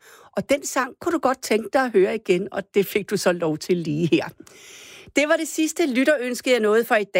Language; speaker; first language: Danish; native; Danish